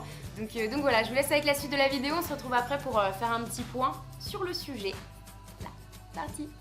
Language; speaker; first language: French; native; French